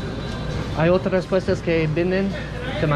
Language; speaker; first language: Spanish; non-native, fluent; English